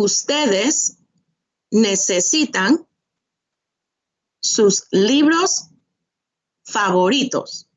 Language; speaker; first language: Spanish; non-native, fluent; English